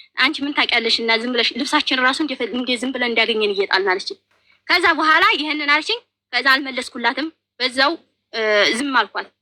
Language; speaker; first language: Amharic; native; Amharic